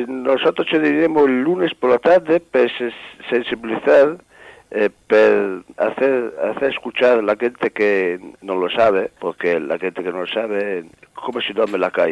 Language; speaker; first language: Spanish; non-native, learner; Italian